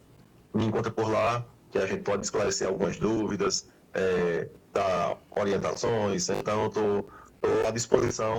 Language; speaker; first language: Portuguese; native; Portuguese